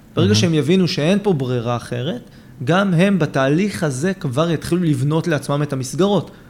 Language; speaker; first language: Hebrew; native; Hebrew